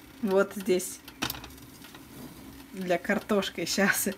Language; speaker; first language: Russian; non-native, fluent; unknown